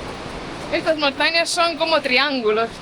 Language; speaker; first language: Spanish; non-native, fluent; Portuguese